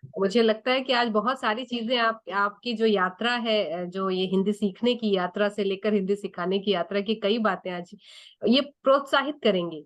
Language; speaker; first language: Hindi; native; Hindi